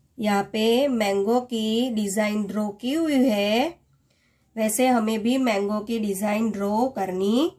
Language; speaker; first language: Hindi; non-native, local second language; Gujarati